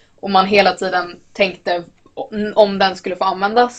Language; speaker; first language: Swedish; native; Swedish